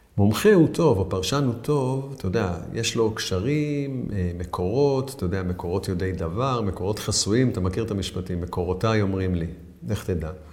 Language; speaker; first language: Hebrew; native; Hebrew